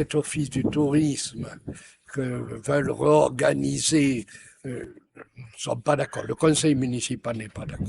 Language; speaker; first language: French; native; French